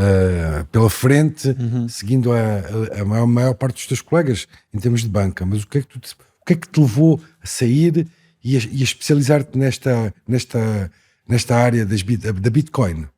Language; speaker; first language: Portuguese; native; Portuguese